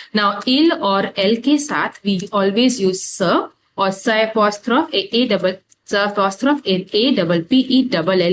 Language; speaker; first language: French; non-native, fluent; Hindi